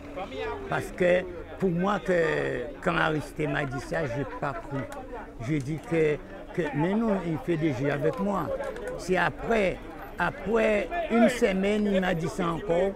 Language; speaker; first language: French; non-native, local second language; Guadeloupean Creole French